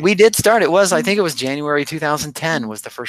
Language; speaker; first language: English; native; English